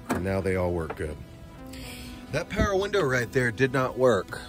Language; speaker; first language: English; native; English